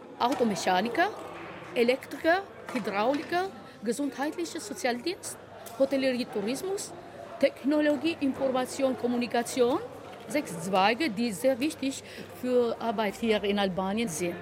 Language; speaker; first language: German; non-native, learner; Albanian